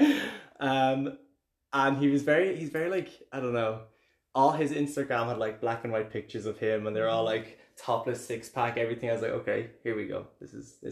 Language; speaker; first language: English; native; English